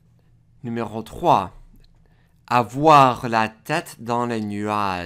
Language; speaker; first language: French; non-native, fluent; English